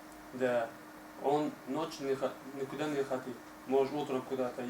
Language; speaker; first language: Russian; non-native, learner; Tajik